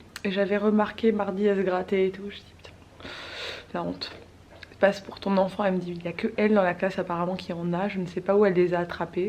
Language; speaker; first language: French; native; French